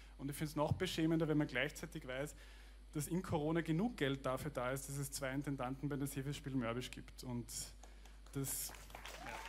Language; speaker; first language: German; native; German